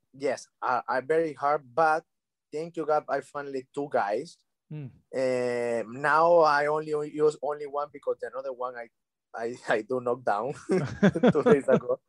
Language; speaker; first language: English; non-native, learner; Spanish